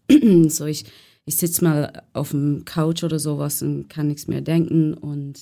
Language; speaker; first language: German; non-native, learner; English